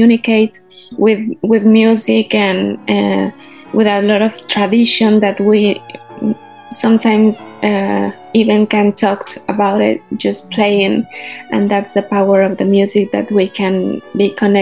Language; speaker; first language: English; non-native, learner; Spanish